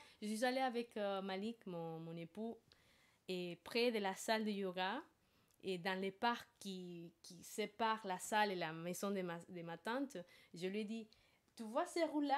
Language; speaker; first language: French; non-native, fluent; Spanish